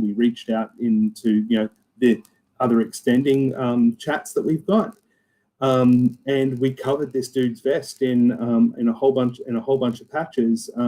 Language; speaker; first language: English; native; English